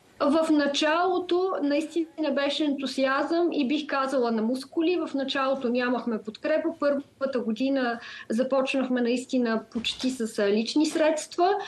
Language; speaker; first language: Bulgarian; native; Bulgarian